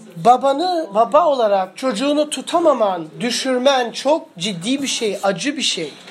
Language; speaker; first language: Turkish; early bilingual, heritage; Turkish